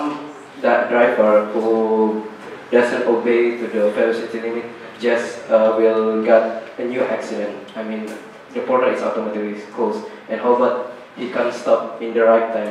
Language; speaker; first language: English; non-native, learner; Indonesian